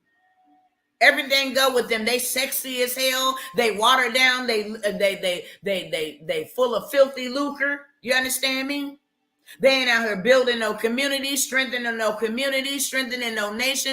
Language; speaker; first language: English; native; English